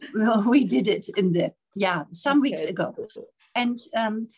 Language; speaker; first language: English; non-native, fluent; German